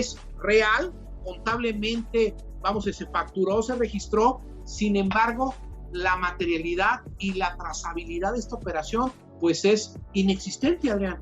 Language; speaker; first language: Spanish; native; Spanish